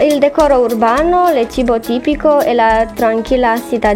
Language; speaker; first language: Italian; non-native, learner; Romanian